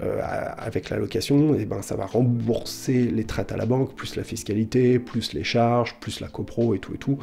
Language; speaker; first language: French; native; French